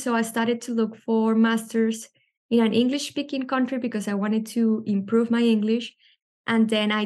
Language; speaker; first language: English; non-native, fluent; Spanish